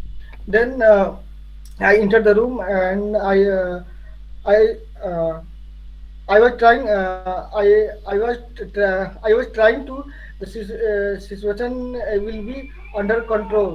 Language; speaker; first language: English; non-native, learner; Hindi